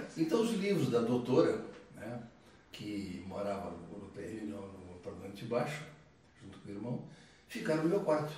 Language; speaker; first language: Portuguese; early bilingual, other home language; Italian